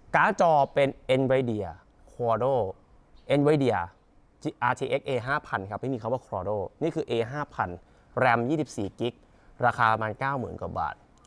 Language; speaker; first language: Thai; native; Thai